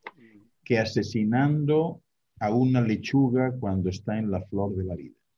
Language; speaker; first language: Spanish; native; Spanish